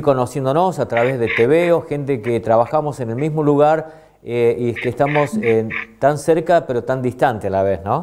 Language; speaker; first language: Spanish; native; Spanish